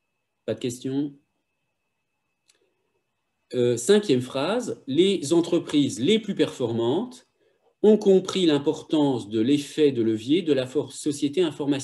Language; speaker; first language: French; native; French